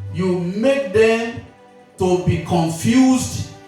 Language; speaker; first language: English; non-native, local second language; Yoruba